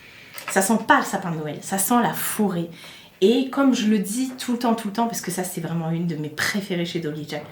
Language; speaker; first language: French; native; French